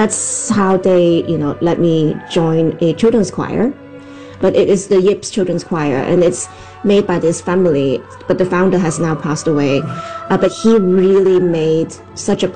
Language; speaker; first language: English; non-native, local second language; Cantonese